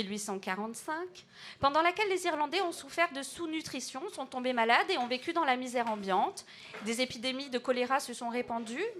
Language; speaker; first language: French; native; French